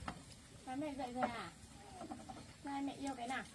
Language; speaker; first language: Vietnamese; native; Vietnamese